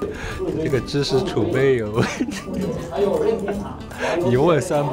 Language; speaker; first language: Chinese; non-native, fluent; English